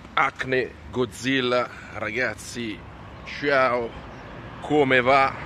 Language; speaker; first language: Italian; native; Italian